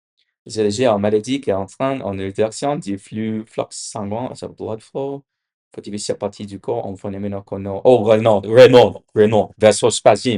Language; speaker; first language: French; non-native, learner; English